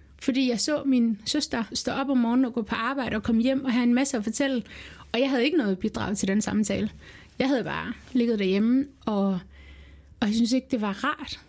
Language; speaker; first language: Danish; early bilingual, other home language; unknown